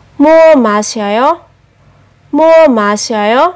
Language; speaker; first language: Korean; non-native, fluent; Vietnamese